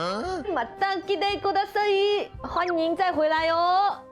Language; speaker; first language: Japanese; non-native, learner; Chinese